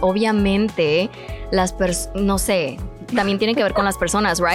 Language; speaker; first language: Spanish; early bilingual, heritage; Spanish